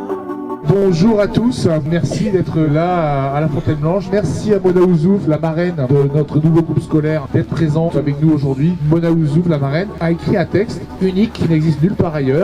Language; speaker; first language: French; native; French